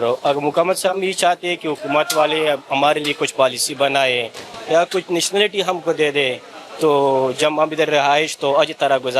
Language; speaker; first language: Hindi; non-native, fluent; Pashto